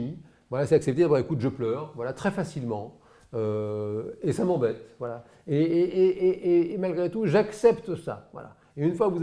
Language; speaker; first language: French; native; French